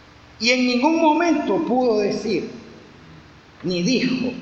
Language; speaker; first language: Spanish; native; Spanish